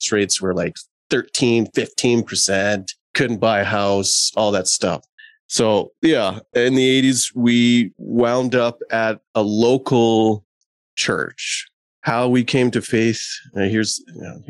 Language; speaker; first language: English; native; English